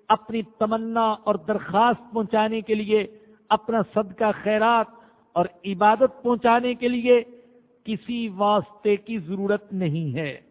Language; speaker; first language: Urdu; non-native, local second language; Punjabi